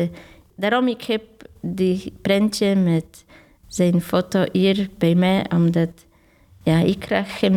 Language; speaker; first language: Dutch; non-native, fluent; Polish